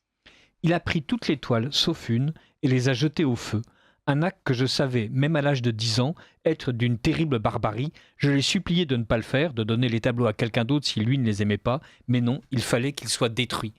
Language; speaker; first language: French; native; French